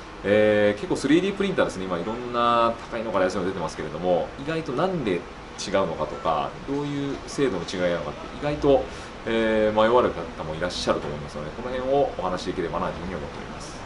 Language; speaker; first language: Japanese; native; Japanese